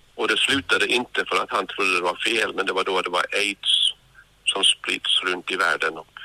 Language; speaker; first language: Swedish; non-native, fluent; Norwegian